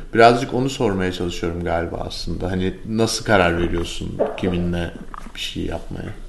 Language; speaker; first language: Turkish; native; Turkish